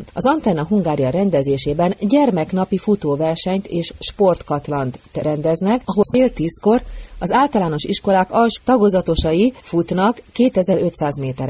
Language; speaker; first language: Hungarian; native; Hungarian